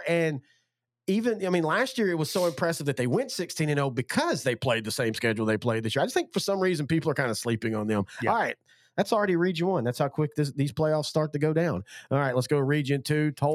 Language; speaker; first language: English; native; English